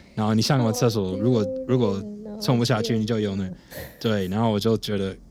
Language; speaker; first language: Chinese; non-native, fluent; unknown